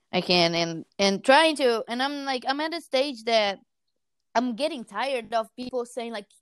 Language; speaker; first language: English; non-native, fluent; Portuguese